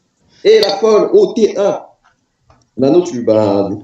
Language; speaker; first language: French; native; French